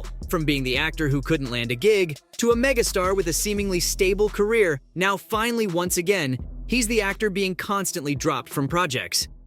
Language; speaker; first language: English; native; English